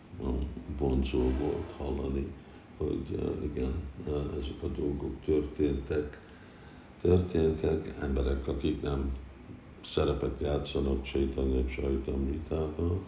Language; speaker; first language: Hungarian; early bilingual, heritage; Hungarian